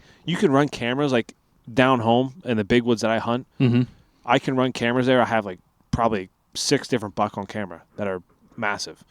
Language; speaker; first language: English; native; English